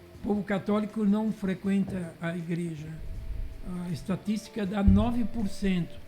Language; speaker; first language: Portuguese; early bilingual, other home language; Italian